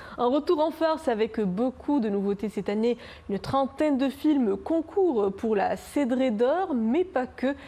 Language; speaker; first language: French; non-native, local second language; Arabic